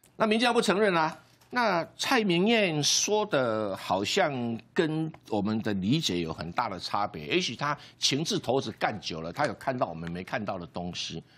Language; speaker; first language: Chinese; native; Chinese